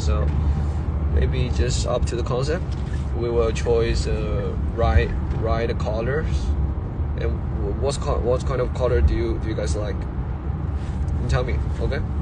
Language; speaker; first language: English; non-native, fluent; Chinese